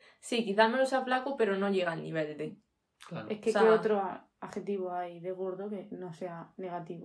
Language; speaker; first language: Spanish; native; Spanish